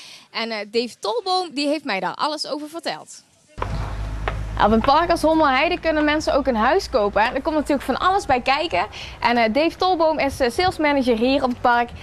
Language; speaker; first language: Dutch; native; Dutch